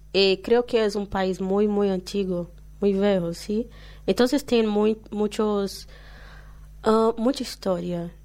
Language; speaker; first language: Spanish; non-native, learner; Portuguese